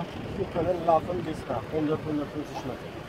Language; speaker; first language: German; non-native, learner; Turkish